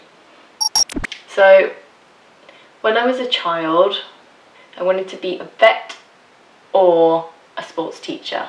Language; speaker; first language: English; native; English